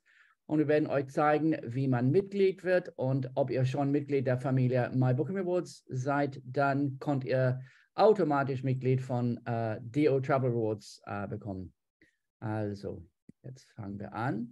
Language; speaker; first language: German; non-native, fluent; English